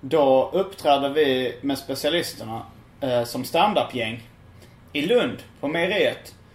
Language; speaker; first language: Swedish; native; Swedish